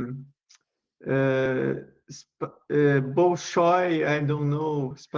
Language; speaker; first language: English; non-native, learner; Portuguese